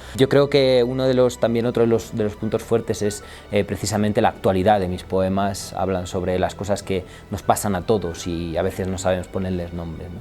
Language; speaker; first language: Spanish; early bilingual, other home language; Romanian